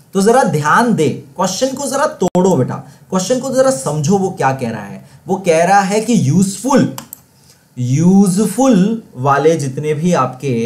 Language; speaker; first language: Hindi; non-native, local second language; Marathi